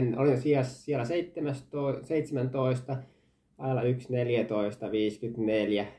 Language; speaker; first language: Finnish; early bilingual, heritage; Finnish